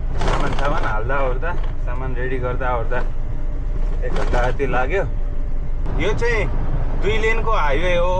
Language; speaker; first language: Nepali; native; Nepali